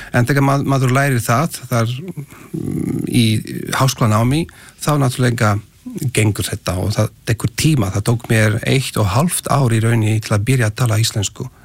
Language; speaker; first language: Icelandic; non-native, fluent; Slovak